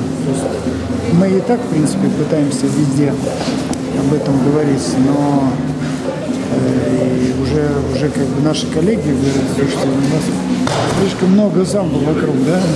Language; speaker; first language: Russian; native; Russian